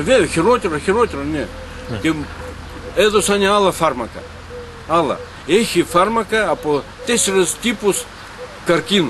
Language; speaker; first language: Greek; non-native, learner; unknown